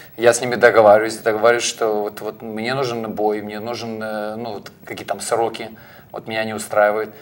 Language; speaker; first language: Russian; native; Russian